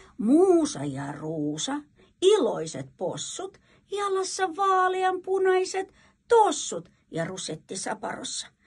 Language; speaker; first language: Finnish; non-native, fluent; Russian